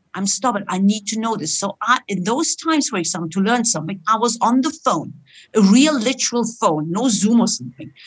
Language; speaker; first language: English; non-native, fluent; Turkish